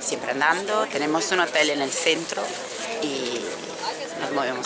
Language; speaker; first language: Spanish; non-native, fluent; Italian